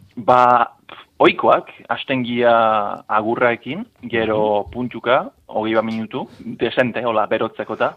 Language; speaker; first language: Basque; non-native, fluent; English